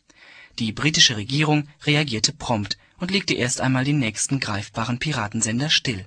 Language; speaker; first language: German; native; German